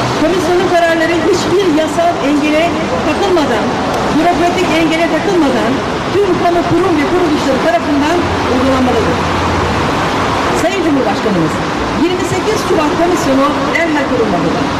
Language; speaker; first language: Turkish; native; Turkish